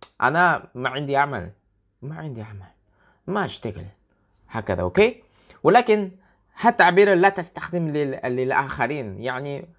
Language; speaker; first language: Arabic; non-native, learner; Korean